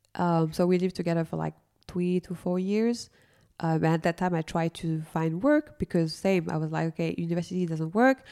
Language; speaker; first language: English; non-native, fluent; French